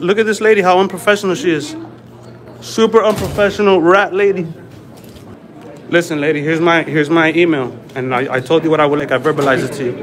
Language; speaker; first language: English; early bilingual, other home language; Spanish